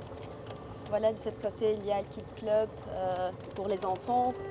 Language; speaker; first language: French; non-native, learner; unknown